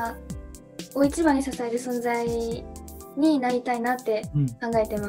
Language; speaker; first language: Japanese; native; Japanese